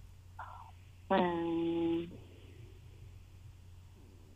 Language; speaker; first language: English; non-native, local second language; Cebuano